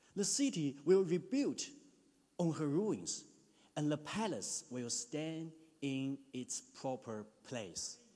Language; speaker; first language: English; non-native, fluent; Chinese